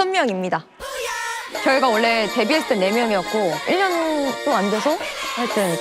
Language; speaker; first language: Korean; native; Korean